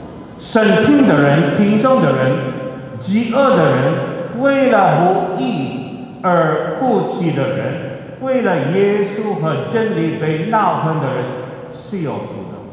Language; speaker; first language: Chinese; non-native, fluent; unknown